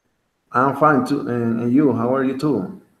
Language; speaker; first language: English; non-native, learner; Spanish